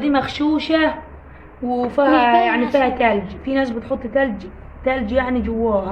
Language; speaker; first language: Arabic; native; Arabic